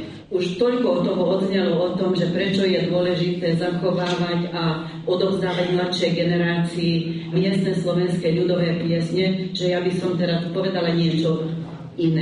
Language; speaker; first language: Slovak; early bilingual, heritage; Slovak